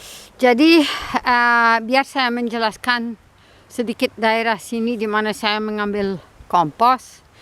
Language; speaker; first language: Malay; non-native, fluent; Dutch